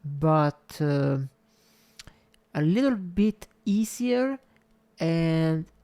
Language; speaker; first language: English; non-native, fluent; Italian